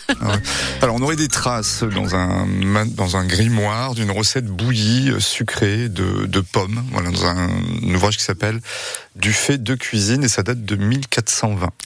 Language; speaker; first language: French; native; French